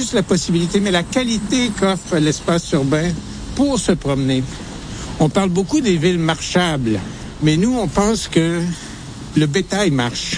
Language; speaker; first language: French; native; French